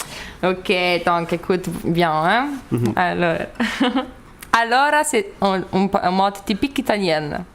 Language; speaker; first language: French; non-native, learner; Lithuanian